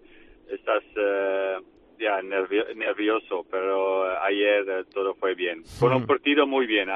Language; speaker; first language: Spanish; non-native, fluent; Dutch